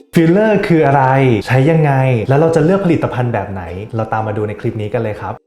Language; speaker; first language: Thai; native; Thai